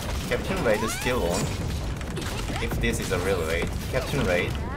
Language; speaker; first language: English; non-native, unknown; Korean